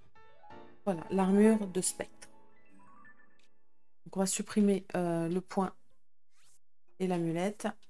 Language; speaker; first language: French; native; French